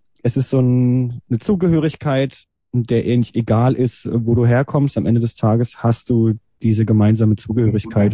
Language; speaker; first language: German; native; German